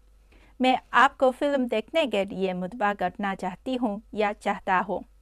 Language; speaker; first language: Hindi; non-native, fluent; Chinese